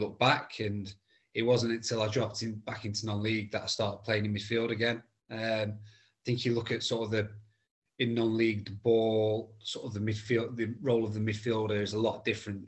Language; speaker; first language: English; native; English